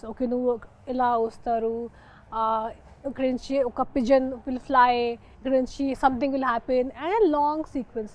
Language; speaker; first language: Telugu; non-native, fluent; Hindi